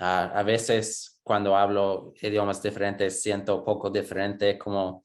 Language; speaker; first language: Spanish; non-native, fluent; English